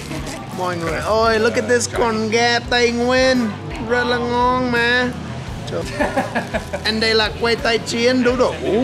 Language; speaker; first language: Vietnamese; non-native, learner; English